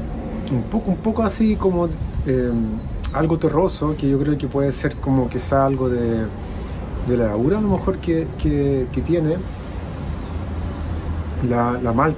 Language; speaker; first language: Spanish; native; Spanish